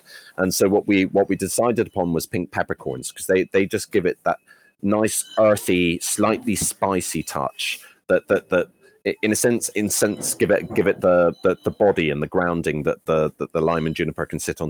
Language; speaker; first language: English; native; English